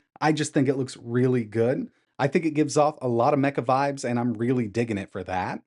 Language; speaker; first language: English; native; English